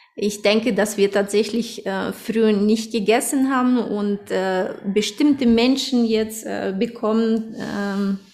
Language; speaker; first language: German; early bilingual, other home language; Russian